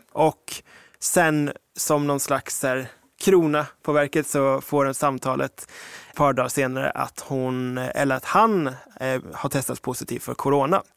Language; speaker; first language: Swedish; early bilingual, other home language; English